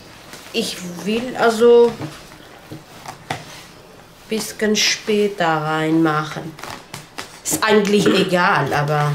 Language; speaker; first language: German; non-native, learner; Turkish